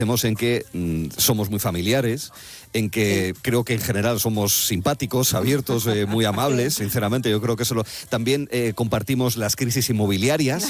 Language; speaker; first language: Spanish; native; Spanish